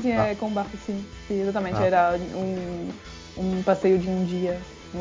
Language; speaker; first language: Portuguese; non-native, fluent; French